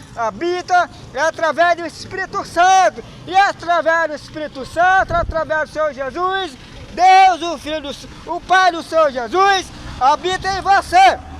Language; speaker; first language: Portuguese; native; Portuguese